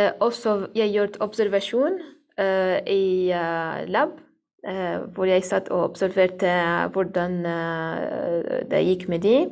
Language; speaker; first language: Norwegian; non-native, learner; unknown